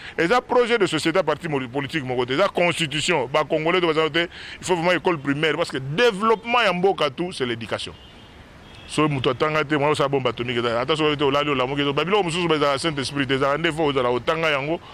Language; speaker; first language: Lingala; non-native, local second language; Luba-Lulua